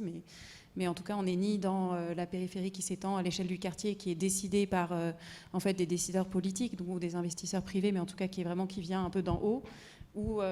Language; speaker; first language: French; native; French